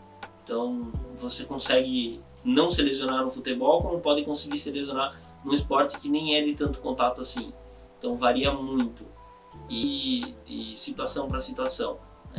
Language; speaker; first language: Portuguese; native; Portuguese